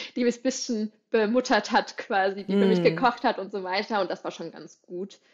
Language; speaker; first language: German; native; German